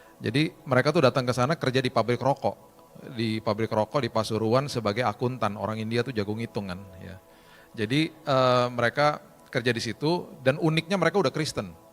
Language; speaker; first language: Indonesian; native; Indonesian